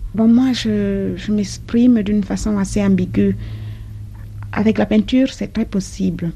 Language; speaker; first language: French; non-native, local second language; Basaa